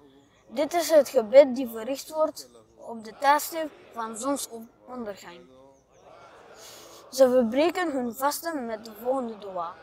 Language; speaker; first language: Dutch; early bilingual, other home language; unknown